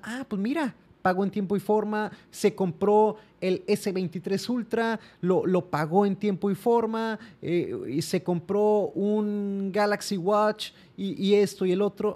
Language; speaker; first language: Spanish; native; Spanish